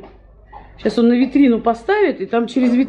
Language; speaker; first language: Russian; native; Russian